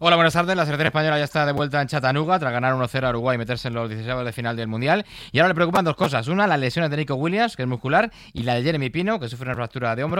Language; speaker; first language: Spanish; native; Spanish